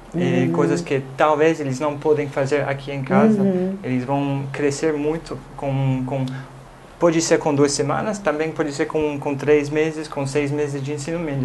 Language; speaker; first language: Portuguese; non-native, fluent; English